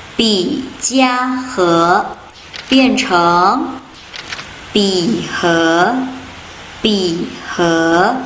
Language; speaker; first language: Chinese; non-native, fluent; Indonesian